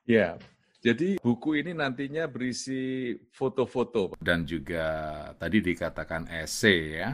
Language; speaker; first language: Indonesian; native; Indonesian